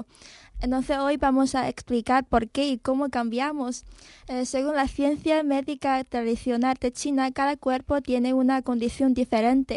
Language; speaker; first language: Spanish; non-native, fluent; Chinese